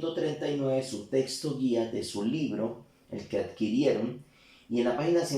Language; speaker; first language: Spanish; native; Spanish